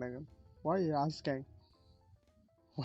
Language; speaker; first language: English; non-native, learner; Bangla